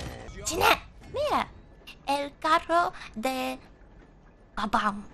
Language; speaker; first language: Spanish; non-native, learner; English